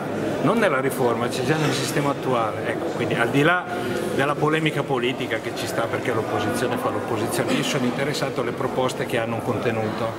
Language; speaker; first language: Italian; native; Italian